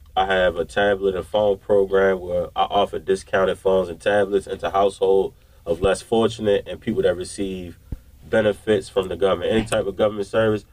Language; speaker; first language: English; native; English